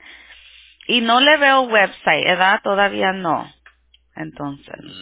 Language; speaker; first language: Spanish; early bilingual, heritage; Spanish